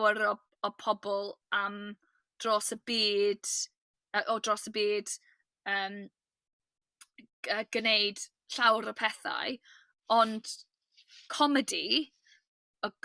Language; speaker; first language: Welsh; non-native, local second language; English